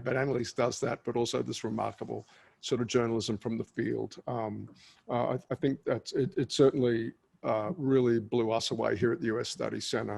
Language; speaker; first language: English; native; English